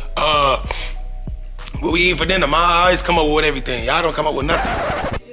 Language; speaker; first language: English; native; English